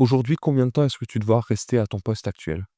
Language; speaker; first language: French; native; French